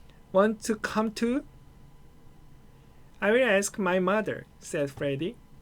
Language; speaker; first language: English; non-native, fluent; Korean